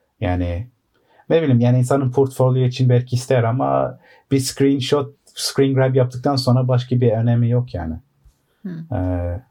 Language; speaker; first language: Turkish; early bilingual, heritage; Turkish